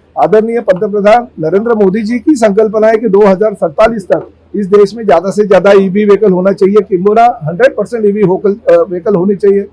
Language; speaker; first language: Hindi; non-native, local second language; Marathi